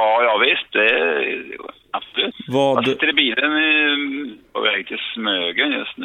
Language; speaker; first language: Swedish; native; Swedish